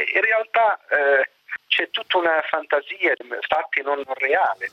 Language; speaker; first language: Italian; non-native, fluent; Arabic